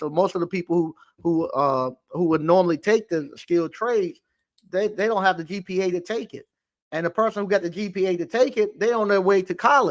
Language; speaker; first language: English; native; English